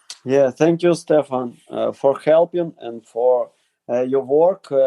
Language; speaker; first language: English; non-native, learner; Ukrainian